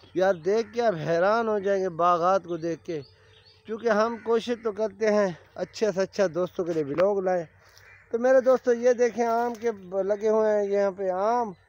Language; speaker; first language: Urdu; non-native, local second language; Saraiki